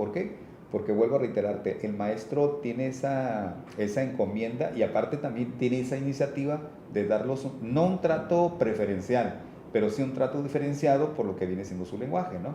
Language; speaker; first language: Spanish; native; Spanish